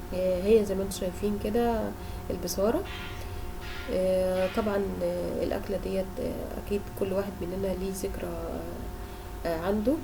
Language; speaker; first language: Arabic; native; Arabic